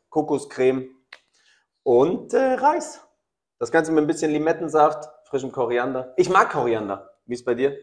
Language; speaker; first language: German; native; German